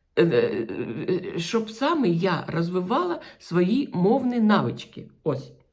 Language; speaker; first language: Ukrainian; non-native, local second language; Russian